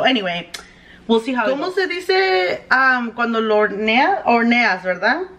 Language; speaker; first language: Spanish; early bilingual, heritage; English